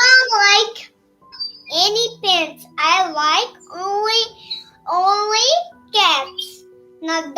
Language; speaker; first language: English; non-native, learner; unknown